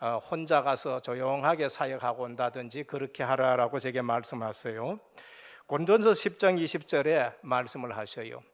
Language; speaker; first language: Korean; native; Korean